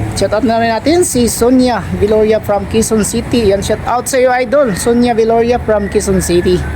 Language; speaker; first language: Filipino; non-native, local second language; Cebuano